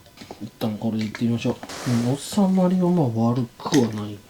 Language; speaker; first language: Japanese; native; Japanese